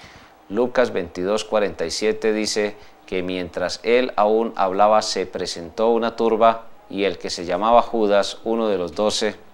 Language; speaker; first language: Spanish; native; Spanish